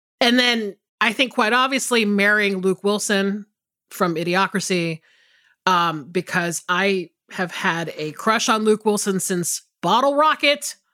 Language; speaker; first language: English; native; English